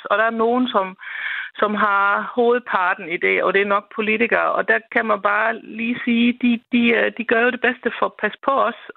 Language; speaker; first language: Danish; non-native, fluent; German